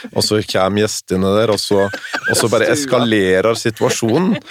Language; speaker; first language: Norwegian; native; Norwegian